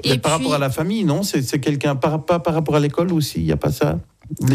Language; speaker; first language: French; native; French